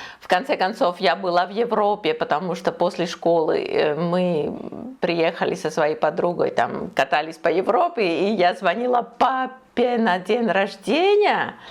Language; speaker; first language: Russian; non-native, fluent; Spanish